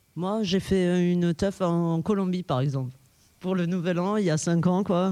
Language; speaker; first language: French; native; French